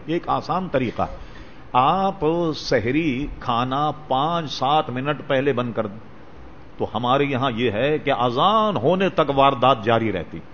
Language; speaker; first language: Urdu; native; Urdu